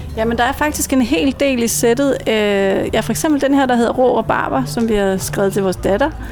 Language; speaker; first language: Danish; native; Danish